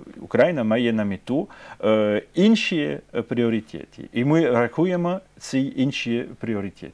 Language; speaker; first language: Ukrainian; non-native, fluent; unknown